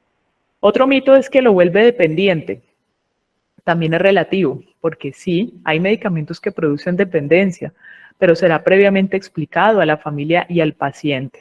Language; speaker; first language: Spanish; native; Spanish